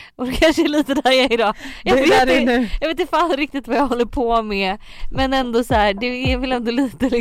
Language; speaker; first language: Swedish; native; Swedish